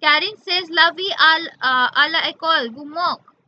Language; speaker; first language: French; non-native, learner; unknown